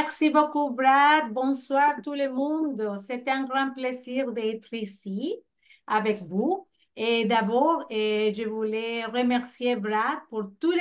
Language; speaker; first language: French; non-native, fluent; Spanish